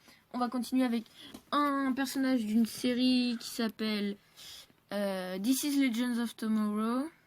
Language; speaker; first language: French; native; French